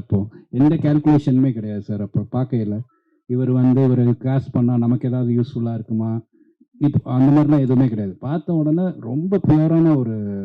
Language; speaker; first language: Tamil; native; Tamil